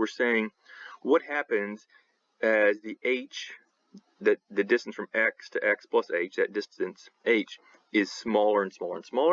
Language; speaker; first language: English; native; English